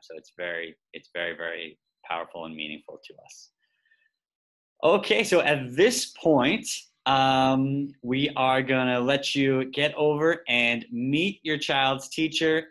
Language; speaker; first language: English; native; English